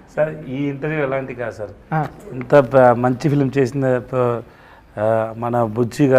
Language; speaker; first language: Telugu; non-native, learner; Tamil